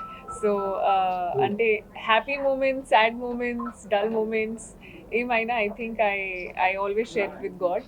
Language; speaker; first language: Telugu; non-native, learner; Hindi